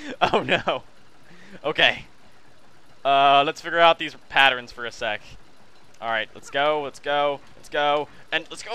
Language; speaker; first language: English; native; English